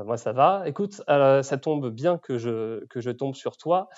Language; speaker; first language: French; native; French